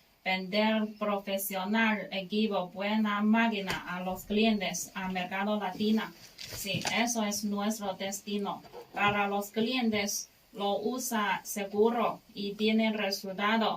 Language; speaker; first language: Spanish; non-native, learner; Chinese